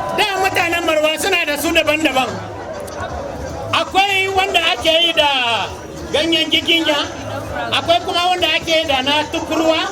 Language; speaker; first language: Hausa; non-native, local second language; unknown